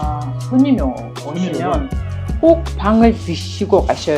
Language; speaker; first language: Korean; non-native, fluent; Kyrgyz